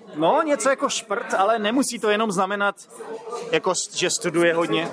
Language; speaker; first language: Czech; native; Czech